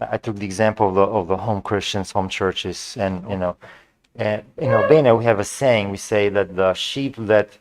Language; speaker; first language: English; non-native, fluent; Albanian